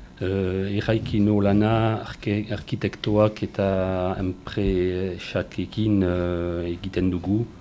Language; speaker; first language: Basque; non-native, learner; French